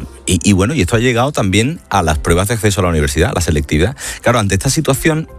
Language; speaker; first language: Spanish; native; Spanish